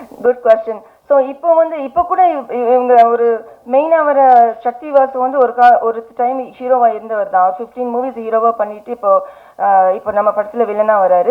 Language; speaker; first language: Tamil; non-native, learner; English